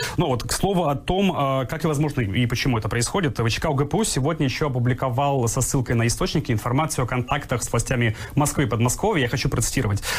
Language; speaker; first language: Russian; native; Russian